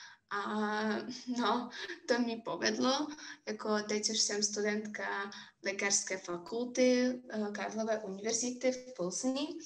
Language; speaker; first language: Czech; non-native, fluent; Russian